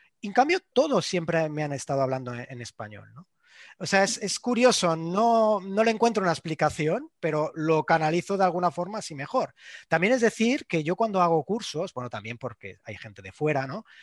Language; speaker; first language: Spanish; non-native, local second language; Catalan